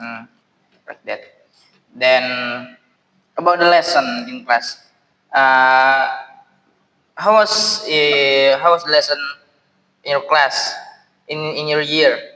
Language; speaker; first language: English; non-native, learner; Indonesian